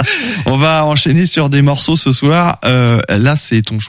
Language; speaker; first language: French; native; French